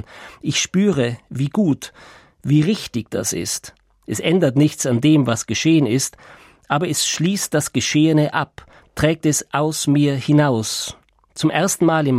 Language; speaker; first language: German; native; German